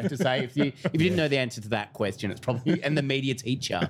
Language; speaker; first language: English; native; English